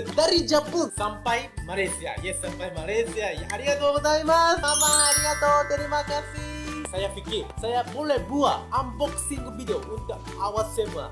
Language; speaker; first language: Malay; non-native, learner; Japanese